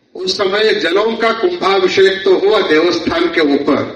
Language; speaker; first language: Hindi; non-native, local second language; Kannada